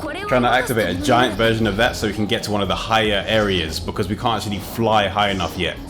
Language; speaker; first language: English; native; English